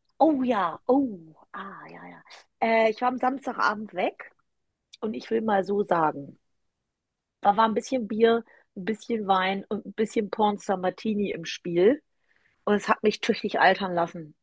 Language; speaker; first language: German; native; German